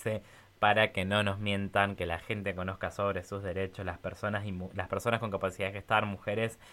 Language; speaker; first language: Spanish; native; Spanish